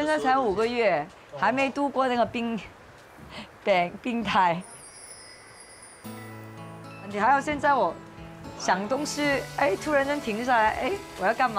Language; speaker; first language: Chinese; non-native, local second language; Cantonese